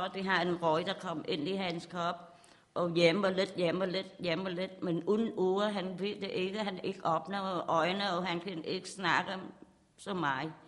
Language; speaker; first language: Danish; non-native, learner; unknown